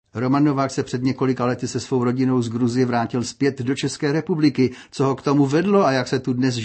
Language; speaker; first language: Czech; native; Czech